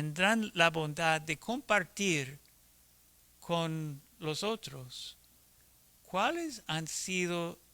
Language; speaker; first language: Spanish; non-native, fluent; English